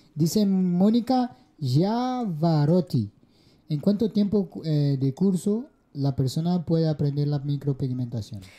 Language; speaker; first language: Spanish; non-native, fluent; Portuguese